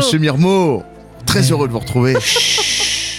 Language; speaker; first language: French; native; French